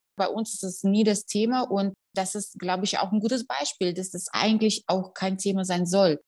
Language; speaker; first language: German; non-native, fluent; Russian